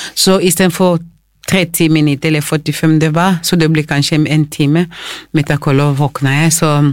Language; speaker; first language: Norwegian; non-native, fluent; Lingala